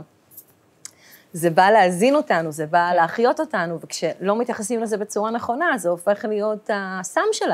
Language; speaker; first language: Hebrew; early bilingual, other home language; Russian